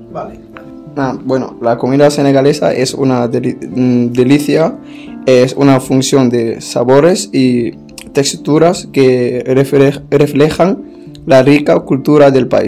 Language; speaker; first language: Spanish; non-native, learner; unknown